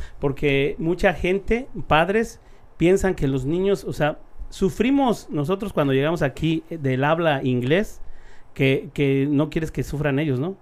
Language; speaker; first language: Spanish; native; Spanish